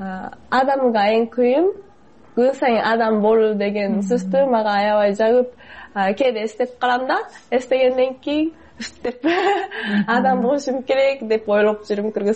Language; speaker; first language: Kyrgyz; non-native, fluent; Japanese